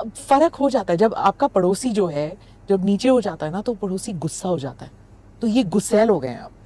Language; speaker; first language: Hindi; native; Hindi